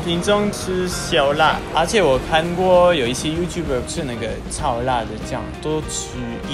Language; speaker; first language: Chinese; non-native, learner; French